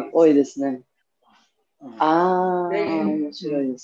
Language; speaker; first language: Japanese; non-native, fluent; English